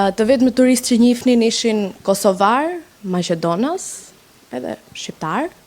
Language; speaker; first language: Albanian; early bilingual, heritage; Albanian